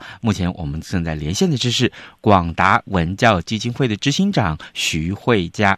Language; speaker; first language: Chinese; native; Chinese